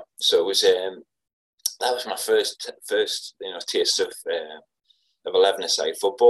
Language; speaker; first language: English; native; English